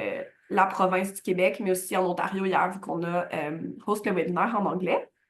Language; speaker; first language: French; native; French